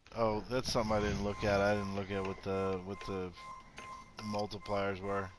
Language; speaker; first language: English; native; English